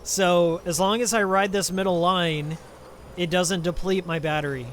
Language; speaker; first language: English; native; English